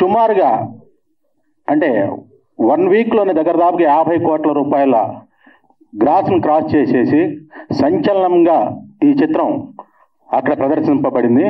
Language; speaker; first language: Telugu; native; Telugu